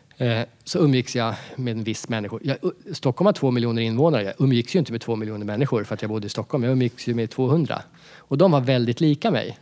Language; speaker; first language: Swedish; native; Swedish